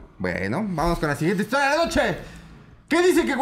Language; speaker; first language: Spanish; native; Spanish